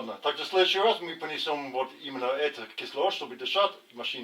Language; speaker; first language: Russian; non-native, learner; English